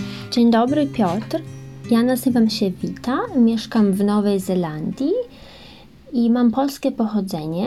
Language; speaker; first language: Polish; early bilingual, heritage; Ukrainian